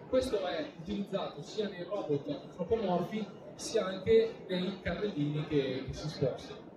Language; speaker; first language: Italian; native; Italian